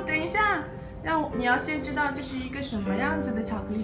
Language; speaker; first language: Chinese; native; Chinese